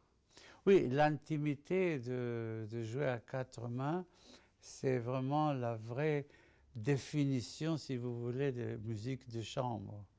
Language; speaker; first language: French; non-native, fluent; Spanish